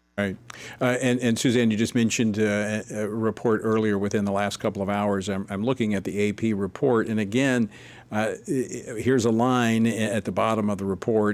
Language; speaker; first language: English; native; English